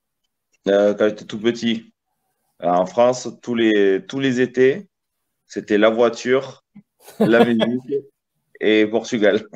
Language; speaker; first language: French; early bilingual, other home language; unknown